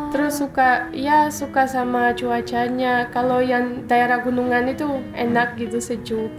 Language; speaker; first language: Indonesian; non-native, fluent; Russian